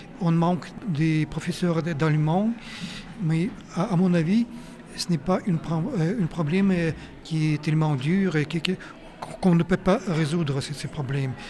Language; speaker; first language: French; non-native, fluent; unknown